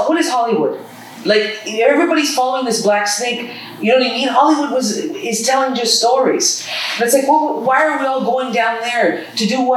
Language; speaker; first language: English; native; English